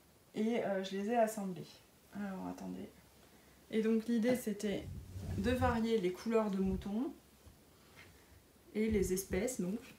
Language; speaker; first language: French; native; French